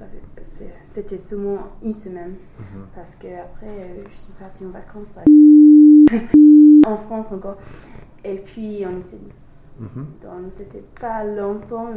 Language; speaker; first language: French; non-native, learner; English